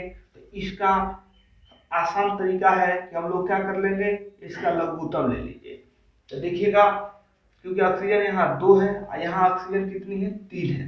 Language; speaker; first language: Hindi; native; Hindi